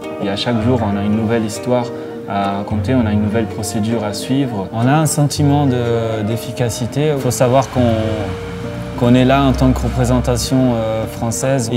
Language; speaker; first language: French; native; French